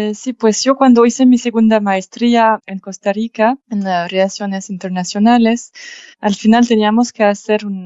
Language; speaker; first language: Spanish; non-native, fluent; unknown